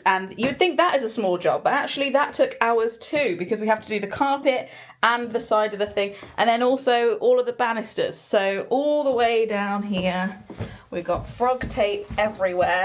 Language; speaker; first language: English; native; English